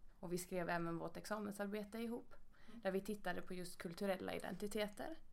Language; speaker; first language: Swedish; native; Swedish